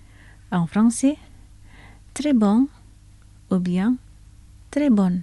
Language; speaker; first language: French; non-native, fluent; Indonesian